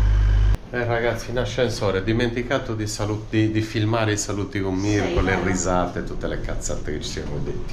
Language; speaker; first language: Italian; native; Italian